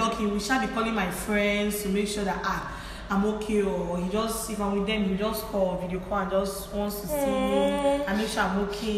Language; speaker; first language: English; non-native, local second language; Igbo